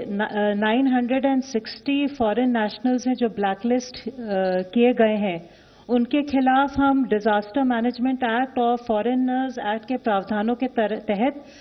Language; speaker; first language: Hindi; native; Hindi